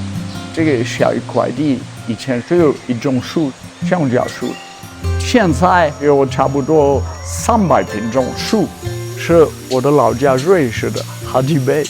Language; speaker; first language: Chinese; non-native, fluent; French